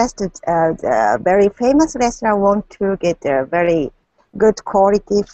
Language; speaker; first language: English; non-native, learner; Japanese